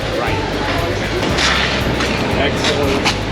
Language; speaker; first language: English; native; English